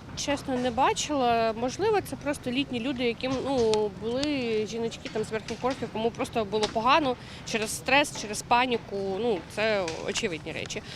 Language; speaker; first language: Ukrainian; non-native, local second language; Russian